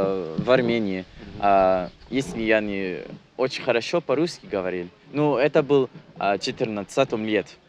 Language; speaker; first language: Russian; non-native, learner; English